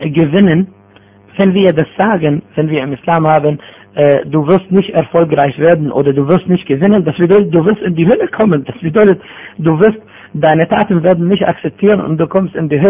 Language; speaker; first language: German; non-native, fluent; Arabic